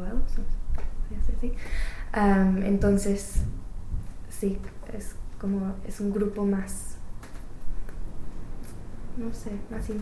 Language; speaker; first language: Spanish; non-native, learner; English